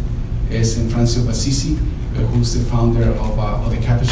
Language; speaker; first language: English; non-native, fluent; Spanish